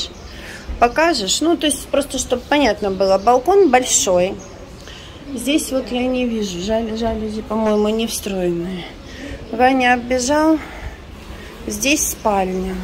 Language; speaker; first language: Russian; native; Russian